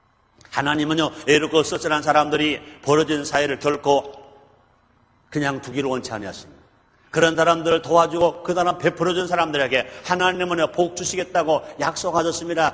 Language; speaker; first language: Korean; native; Korean